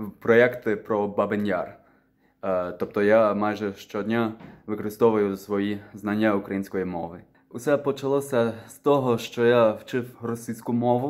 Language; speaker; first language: Ukrainian; non-native, fluent; Dutch